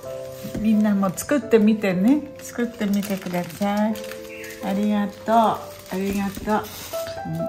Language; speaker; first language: Japanese; early bilingual, heritage; Japanese